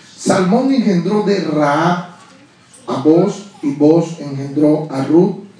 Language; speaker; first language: Spanish; native; Spanish